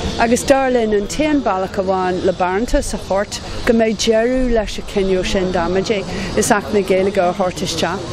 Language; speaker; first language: Irish; non-native, local second language; English